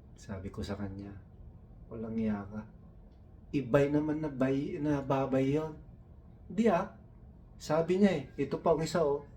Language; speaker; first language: Filipino; non-native, local second language; Iloko